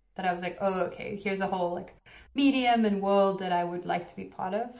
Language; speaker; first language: English; native; English